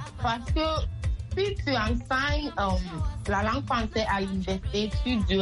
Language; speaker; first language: French; non-native, learner; Akan